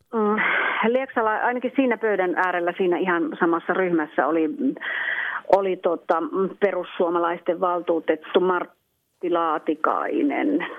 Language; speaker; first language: Finnish; native; Finnish